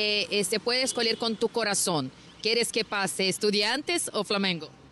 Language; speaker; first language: Spanish; non-native, learner; Portuguese